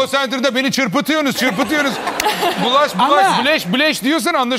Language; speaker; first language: Turkish; native; Turkish